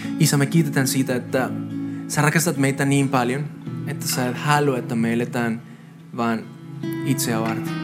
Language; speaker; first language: Finnish; non-native, fluent; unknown